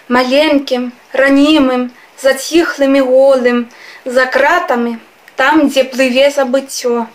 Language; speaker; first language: Belarusian; non-native, fluent; Spanish